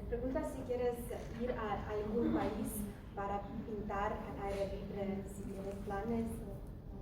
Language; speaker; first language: Spanish; non-native, learner; Russian